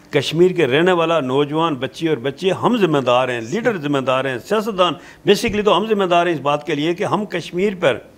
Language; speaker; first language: Urdu; non-native, local second language; Pahari-Potwari